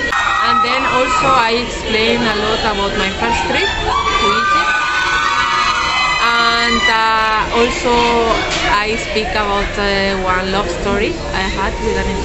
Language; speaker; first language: English; non-native, fluent; Spanish